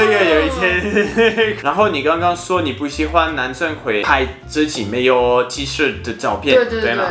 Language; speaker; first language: Chinese; non-native, fluent; French